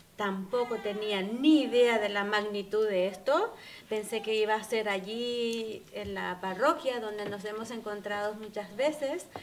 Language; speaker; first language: Spanish; native; Spanish